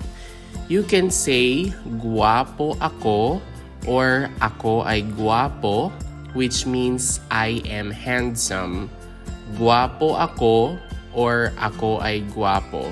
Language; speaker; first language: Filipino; non-native, local second language; Hiligaynon